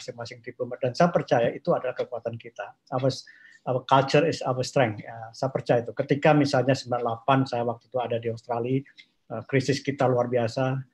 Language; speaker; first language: Indonesian; non-native, local second language; Javanese